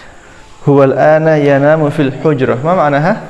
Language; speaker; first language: Arabic; non-native, fluent; Indonesian